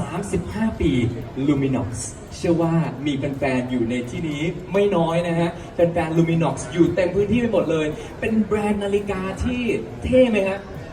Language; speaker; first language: Thai; native; Thai